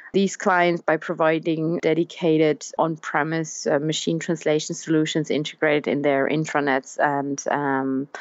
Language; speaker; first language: English; non-native, fluent; German